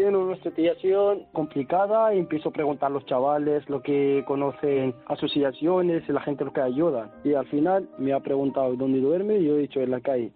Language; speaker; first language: Spanish; non-native, learner; Arabic